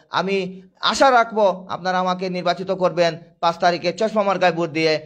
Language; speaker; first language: Bangla; native; Bangla